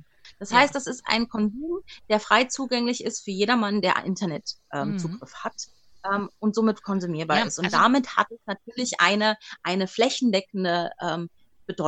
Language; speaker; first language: German; native; German